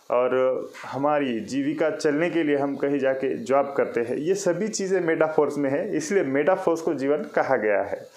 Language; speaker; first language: Hindi; non-native, local second language; Marathi